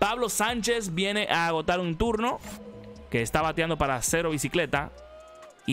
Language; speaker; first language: Spanish; native; Spanish